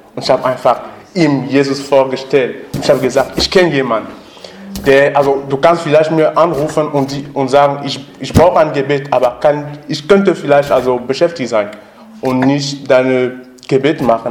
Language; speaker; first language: German; non-native, learner; French